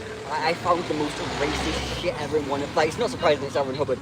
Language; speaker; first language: English; native; English